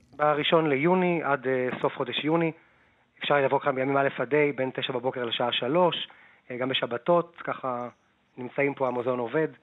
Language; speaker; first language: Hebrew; native; Hebrew